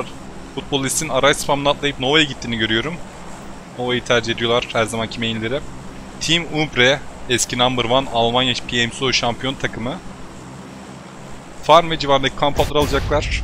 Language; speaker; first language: Turkish; native; Turkish